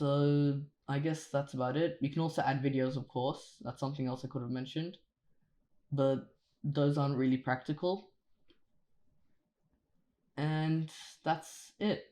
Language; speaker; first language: English; native; English